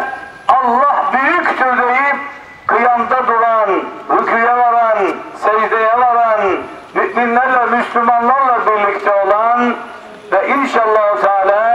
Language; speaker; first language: Turkish; native; Turkish